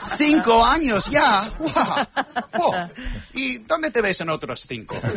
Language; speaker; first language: Spanish; non-native, fluent; English